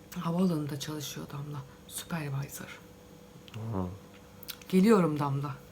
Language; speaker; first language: Turkish; native; Turkish